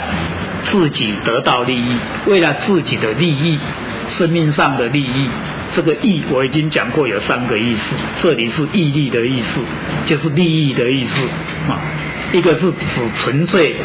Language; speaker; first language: Chinese; native; Chinese